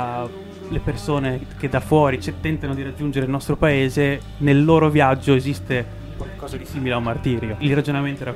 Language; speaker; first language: Italian; native; Italian